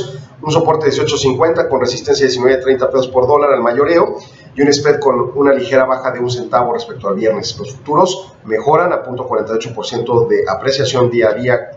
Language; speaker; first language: Spanish; native; Spanish